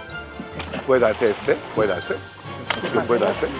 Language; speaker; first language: Spanish; non-native, learner; Korean